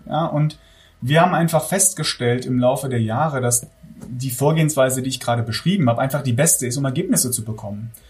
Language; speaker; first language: German; early bilingual, other home language; Armenian